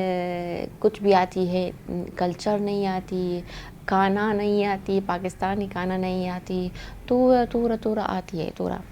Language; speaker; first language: Hindi; non-native, learner; Arabic